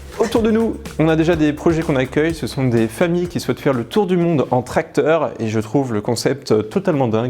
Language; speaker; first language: French; native; French